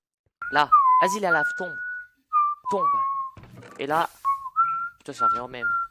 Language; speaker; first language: French; native; French